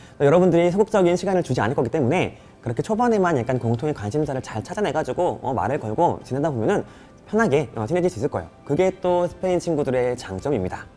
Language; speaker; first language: Korean; native; Korean